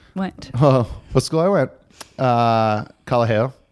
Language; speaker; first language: English; native; English